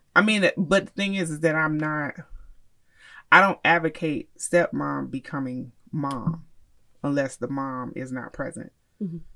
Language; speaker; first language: English; native; English